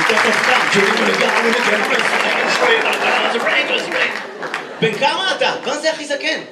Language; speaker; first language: Hebrew; native; Hebrew